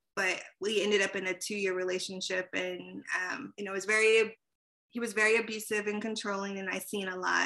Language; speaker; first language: English; native; English